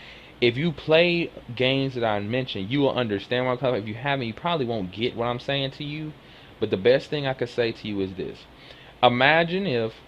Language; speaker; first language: English; native; English